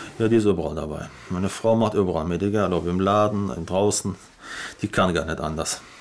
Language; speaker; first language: German; native; German